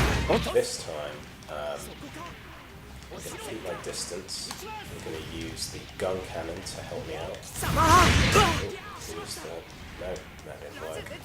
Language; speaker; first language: English; native; English